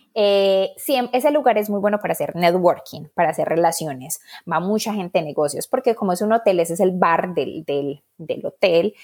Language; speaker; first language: Spanish; native; Spanish